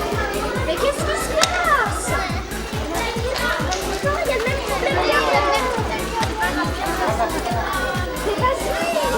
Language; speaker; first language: French; native; French